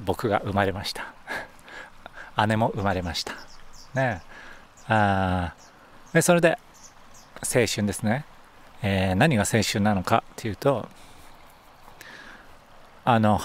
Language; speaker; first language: Japanese; native; Japanese